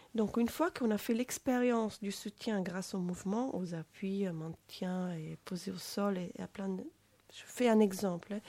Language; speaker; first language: French; non-native, fluent; Italian